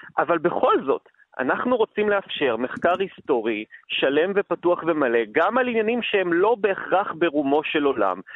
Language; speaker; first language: Hebrew; native; Hebrew